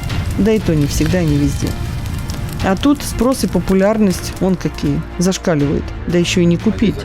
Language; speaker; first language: Russian; native; Russian